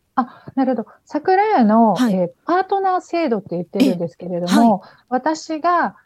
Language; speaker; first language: Japanese; native; Japanese